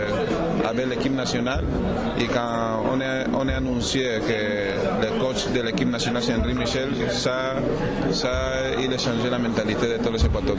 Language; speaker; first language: French; non-native, learner; Spanish